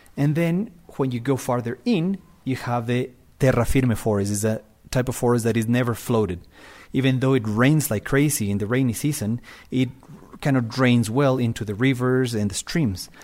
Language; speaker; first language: English; non-native, fluent; Spanish